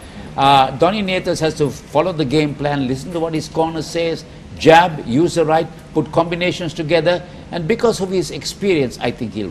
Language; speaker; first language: English; non-native, local second language; Filipino